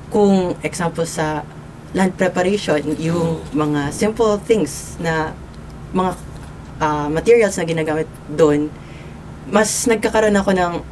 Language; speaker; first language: Filipino; non-native, local second language; Bikol